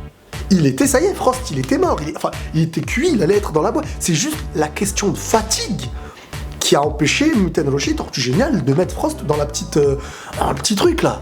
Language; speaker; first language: French; native; French